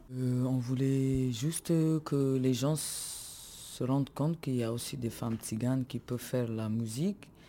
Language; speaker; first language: French; non-native, fluent; Romany